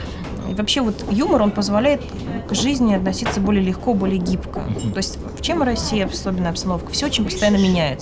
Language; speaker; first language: Russian; native; Russian